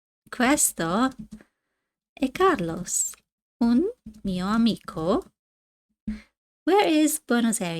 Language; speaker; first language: Italian; non-native, fluent; English